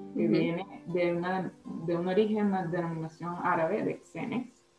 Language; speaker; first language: Spanish; native; Spanish